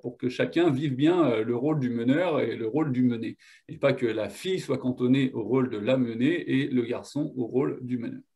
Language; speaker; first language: French; native; French